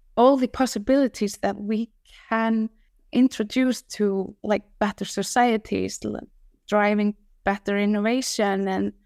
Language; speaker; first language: English; non-native, fluent; Icelandic